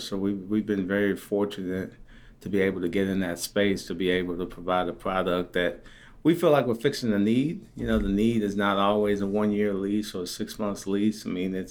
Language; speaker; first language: English; early bilingual, other home language; Haitian Creole